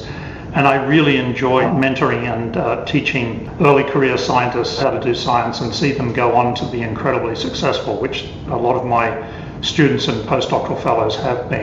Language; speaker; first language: English; native; English